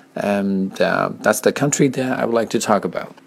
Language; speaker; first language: English; non-native, fluent; Chinese